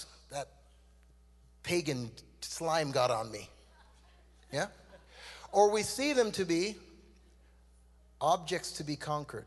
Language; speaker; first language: English; native; English